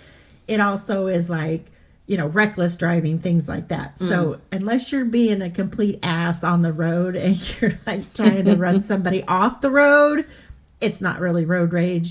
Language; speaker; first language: English; native; English